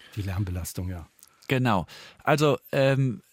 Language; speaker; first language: German; native; German